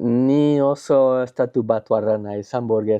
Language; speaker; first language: Basque; non-native, learner; English